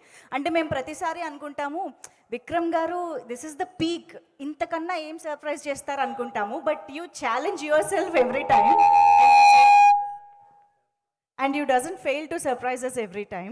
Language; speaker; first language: Telugu; native; Telugu